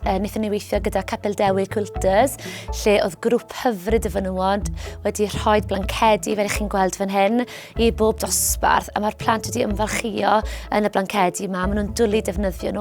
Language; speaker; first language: Welsh; native; Welsh